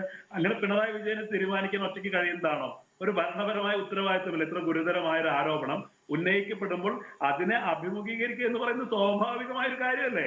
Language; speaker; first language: Malayalam; native; Malayalam